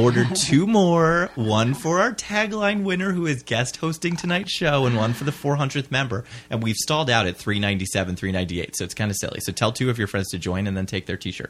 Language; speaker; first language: English; native; English